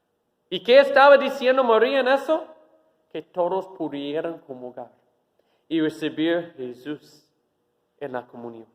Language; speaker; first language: Spanish; non-native, fluent; English